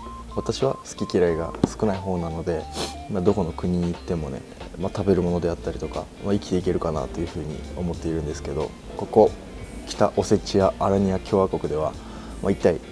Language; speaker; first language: Japanese; native; Japanese